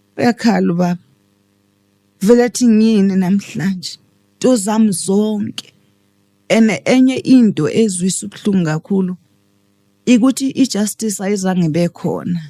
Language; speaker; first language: Zulu; native; Zulu